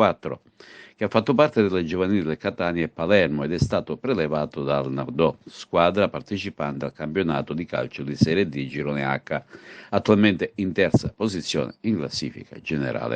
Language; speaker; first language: Italian; native; Italian